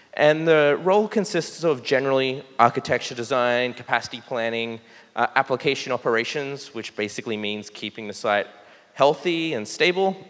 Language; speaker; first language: English; native; English